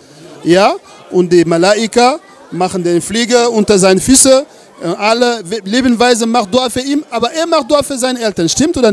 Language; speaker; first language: German; non-native, learner; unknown